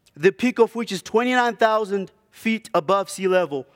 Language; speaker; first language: English; non-native, local second language; Shona